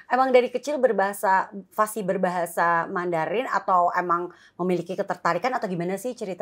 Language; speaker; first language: Indonesian; native; Indonesian